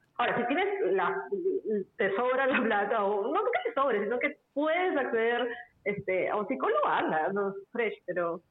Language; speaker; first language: Spanish; native; Spanish